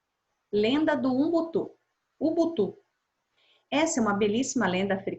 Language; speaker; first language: Portuguese; native; Portuguese